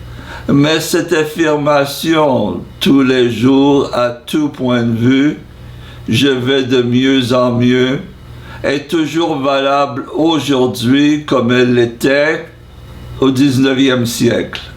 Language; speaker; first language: French; non-native, fluent; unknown